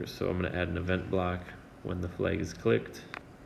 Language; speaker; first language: English; native; English